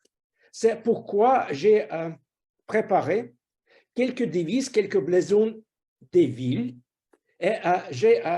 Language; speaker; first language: French; non-native, fluent; Russian